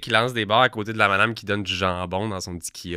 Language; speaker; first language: French; native; French